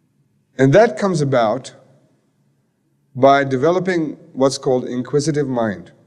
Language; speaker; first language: English; native; English